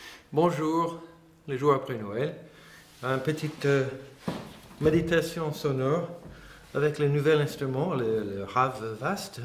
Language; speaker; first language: French; non-native, fluent; English